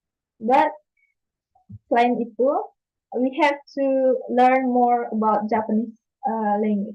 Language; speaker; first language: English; non-native, learner; Indonesian